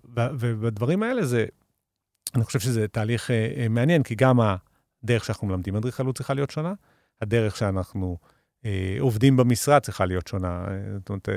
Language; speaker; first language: Hebrew; native; Hebrew